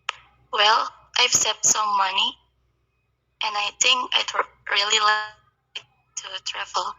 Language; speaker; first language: English; non-native, learner; Indonesian